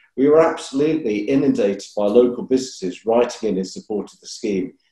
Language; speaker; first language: English; native; English